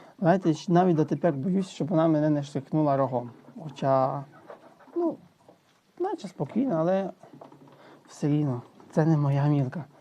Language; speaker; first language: Ukrainian; native; Ukrainian